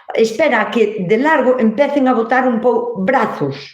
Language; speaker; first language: Spanish; non-native, local second language; Galician